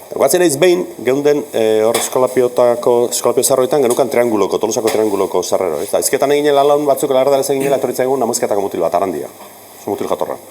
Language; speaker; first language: Basque; native; Basque